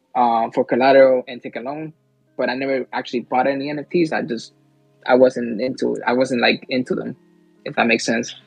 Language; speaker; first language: English; early bilingual, other home language; Spanish